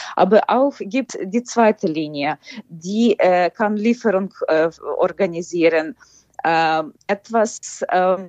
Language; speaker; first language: German; non-native, fluent; Ukrainian